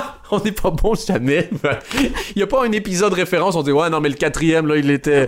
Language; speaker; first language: French; native; French